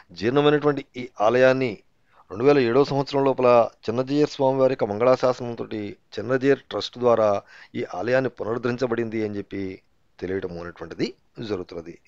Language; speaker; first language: Telugu; native; Telugu